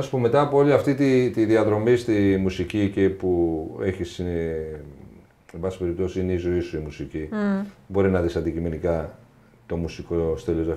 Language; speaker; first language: Greek; native; Greek